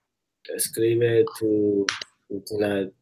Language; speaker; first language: Spanish; non-native, learner; English